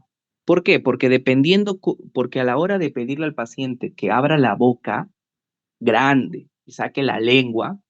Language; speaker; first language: Spanish; native; Spanish